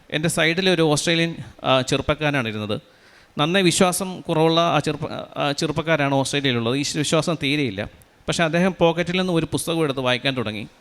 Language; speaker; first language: Malayalam; native; Malayalam